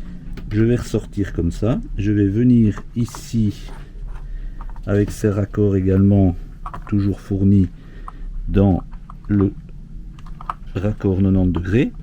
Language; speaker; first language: French; native; French